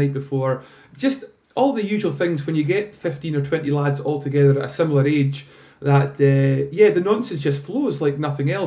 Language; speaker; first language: English; native; English